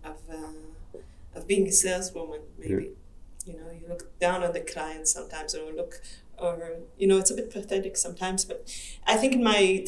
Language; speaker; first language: English; non-native, fluent; Hebrew